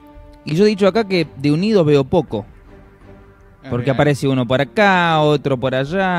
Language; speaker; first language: Spanish; native; Spanish